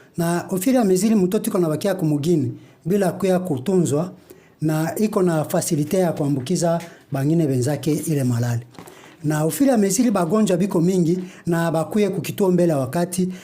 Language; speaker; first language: Swahili; native; Swahili